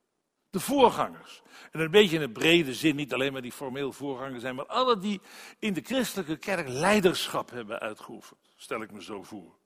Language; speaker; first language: Dutch; native; Dutch